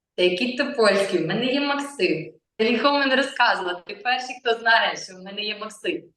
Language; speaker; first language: Ukrainian; native; Ukrainian